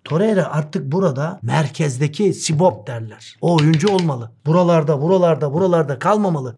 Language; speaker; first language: Turkish; native; Turkish